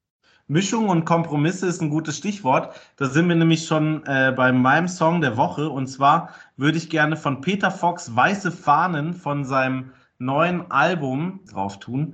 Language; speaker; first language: German; native; German